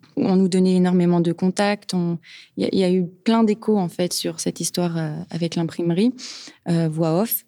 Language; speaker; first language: French; native; French